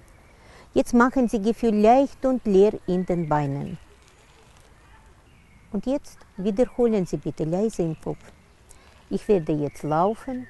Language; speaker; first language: German; non-native, learner; Russian